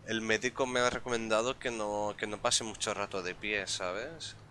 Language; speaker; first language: Spanish; non-native, local second language; Catalan